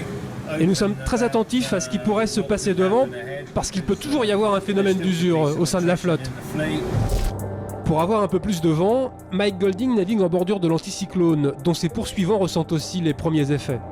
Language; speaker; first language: French; native; French